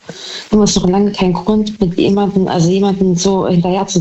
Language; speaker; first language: German; native; German